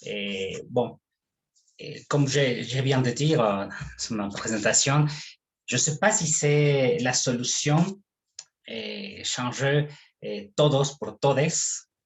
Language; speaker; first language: French; non-native, fluent; Spanish